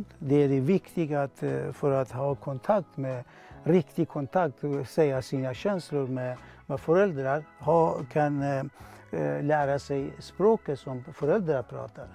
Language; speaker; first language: Swedish; non-native, fluent; Persian